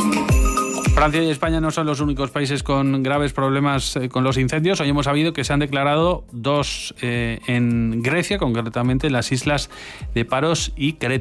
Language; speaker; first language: Spanish; native; Spanish